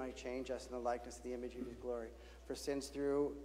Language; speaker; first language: English; native; English